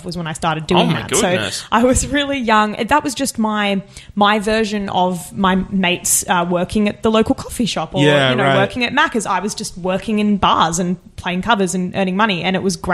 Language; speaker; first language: English; native; English